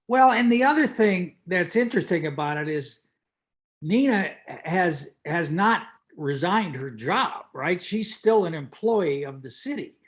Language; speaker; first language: English; native; English